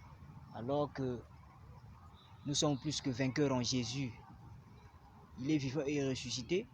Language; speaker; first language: French; non-native, local second language; Lingala